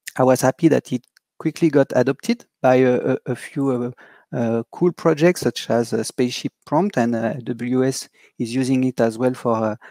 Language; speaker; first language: English; non-native, fluent; French